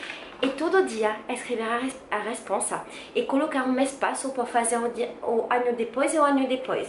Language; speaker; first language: Portuguese; non-native, learner; French